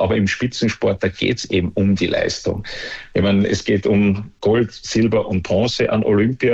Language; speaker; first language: German; native; German